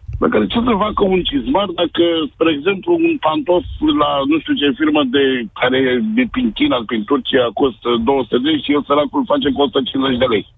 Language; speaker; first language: Romanian; native; Romanian